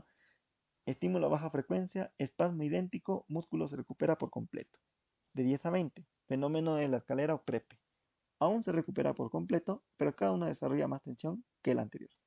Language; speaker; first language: Spanish; native; Spanish